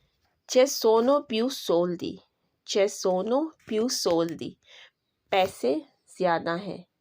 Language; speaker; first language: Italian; non-native, learner; Urdu